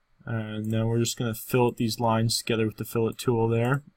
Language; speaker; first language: English; native; English